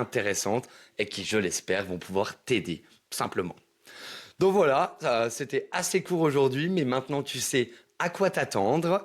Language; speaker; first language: French; native; French